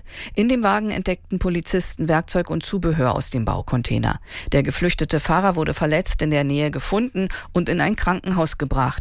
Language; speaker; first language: German; native; German